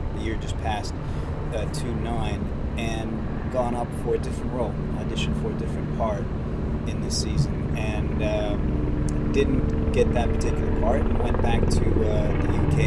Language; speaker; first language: English; non-native, fluent; Arabic